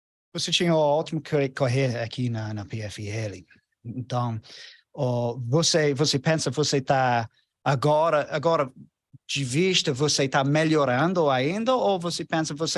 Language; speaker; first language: Portuguese; non-native, learner; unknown